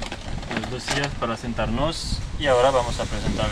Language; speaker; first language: Spanish; non-native, learner; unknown